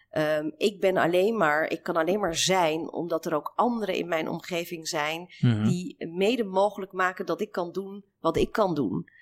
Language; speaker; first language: Dutch; early bilingual, other home language; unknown